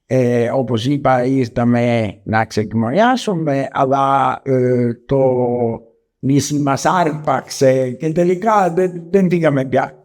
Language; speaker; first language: Greek; non-native, learner; Italian